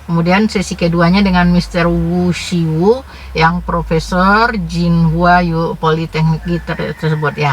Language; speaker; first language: Indonesian; native; Indonesian